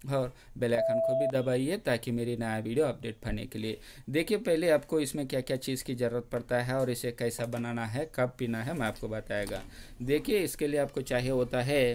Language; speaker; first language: Hindi; non-native, local second language; Telugu